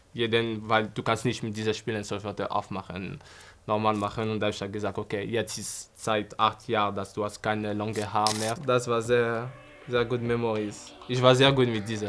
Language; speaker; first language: German; non-native, fluent; French